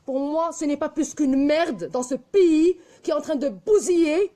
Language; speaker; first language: French; non-native, local second language; Arabic